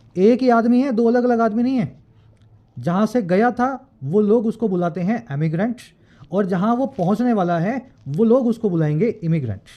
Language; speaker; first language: Hindi; native; Hindi